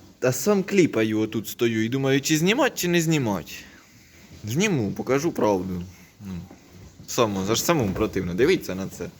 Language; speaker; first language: Ukrainian; native; Ukrainian